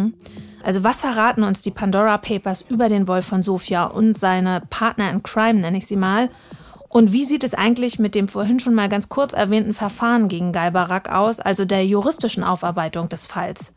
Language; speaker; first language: German; native; German